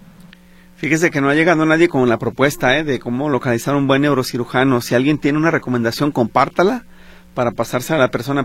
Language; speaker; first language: Spanish; native; Spanish